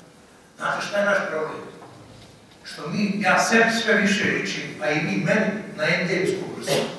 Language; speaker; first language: Croatian; native; Croatian